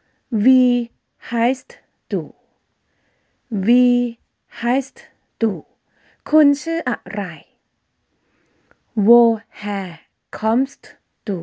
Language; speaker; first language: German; non-native, fluent; Thai